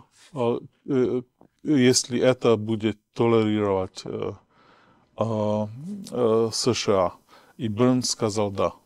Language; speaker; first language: Russian; non-native, learner; Slovak